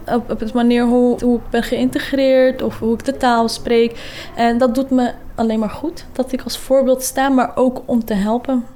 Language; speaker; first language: Dutch; early bilingual, other home language; Kurdish